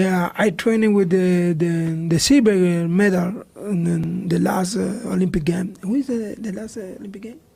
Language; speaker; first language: English; non-native, learner; Spanish